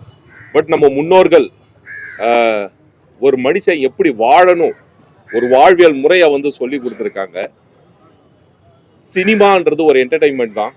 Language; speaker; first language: Tamil; native; Tamil